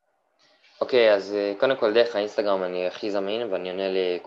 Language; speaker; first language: Hebrew; native; Hebrew